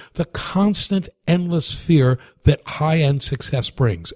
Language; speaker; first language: English; native; English